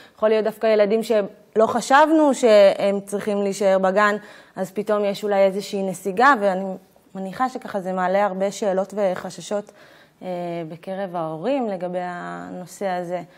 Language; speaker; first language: Hebrew; native; Hebrew